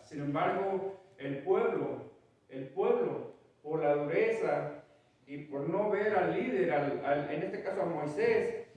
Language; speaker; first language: Spanish; native; Spanish